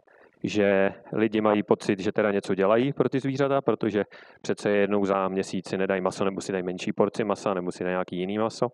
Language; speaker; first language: Czech; native; Czech